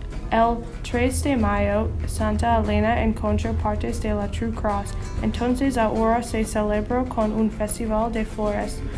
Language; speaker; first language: Spanish; non-native, learner; English